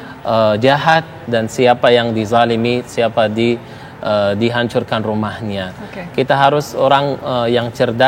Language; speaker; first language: Indonesian; non-native, fluent; Arabic